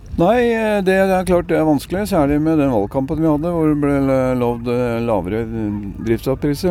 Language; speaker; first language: Norwegian; native; Norwegian